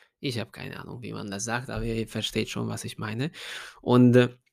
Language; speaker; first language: German; non-native, fluent; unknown